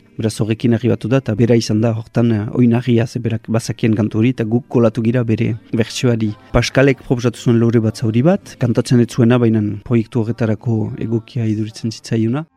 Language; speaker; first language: Basque; native; Basque